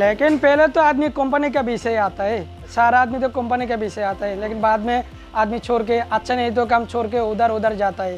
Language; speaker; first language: Hindi; non-native, learner; Bangla